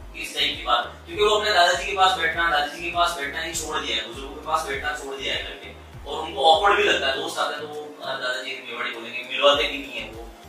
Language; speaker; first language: Hindi; native; Hindi